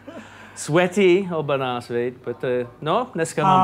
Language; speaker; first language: Czech; non-native, fluent; English